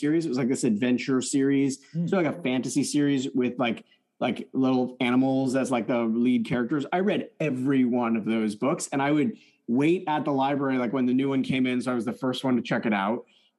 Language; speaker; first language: English; early bilingual, other home language; French